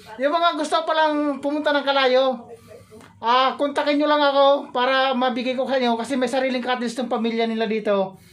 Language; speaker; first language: Filipino; native; Filipino